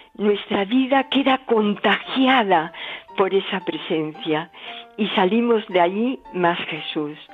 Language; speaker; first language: Spanish; native; Spanish